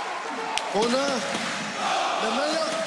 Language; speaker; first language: French; non-native, learner; Arabic